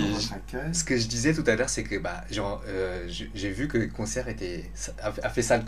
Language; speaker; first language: French; non-native, fluent; Lao